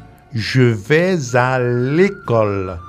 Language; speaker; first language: French; non-native, fluent; Spanish